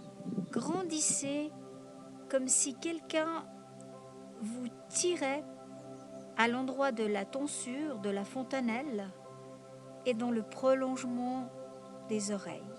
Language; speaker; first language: French; native; French